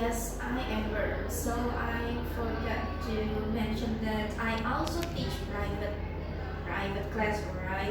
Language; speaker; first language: English; non-native, fluent; Indonesian